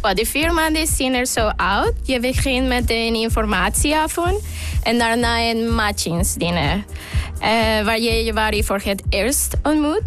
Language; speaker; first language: Dutch; non-native, fluent; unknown